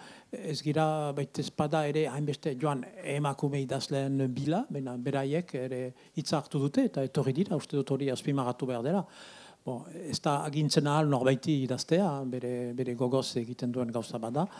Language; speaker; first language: Basque; native; Basque